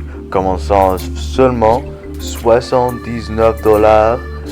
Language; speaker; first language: French; non-native, learner; English